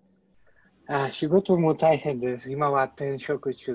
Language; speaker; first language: Japanese; non-native, learner; Polish